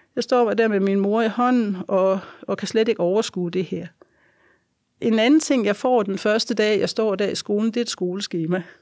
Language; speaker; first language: Danish; native; Danish